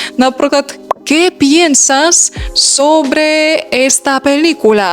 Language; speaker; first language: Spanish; non-native, fluent; Ukrainian